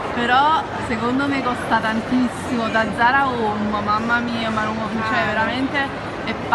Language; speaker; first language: Italian; native; Italian